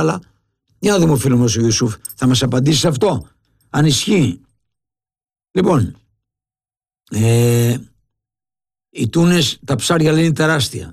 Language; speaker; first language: Greek; native; Greek